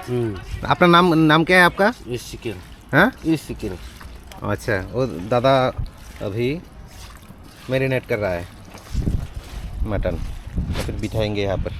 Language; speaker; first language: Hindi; non-native, local second language; Bangla